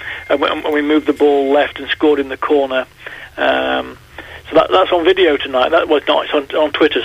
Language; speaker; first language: English; native; English